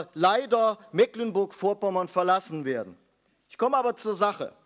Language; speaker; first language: German; native; German